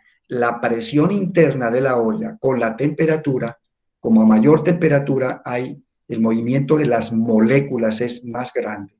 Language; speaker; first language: Spanish; native; Spanish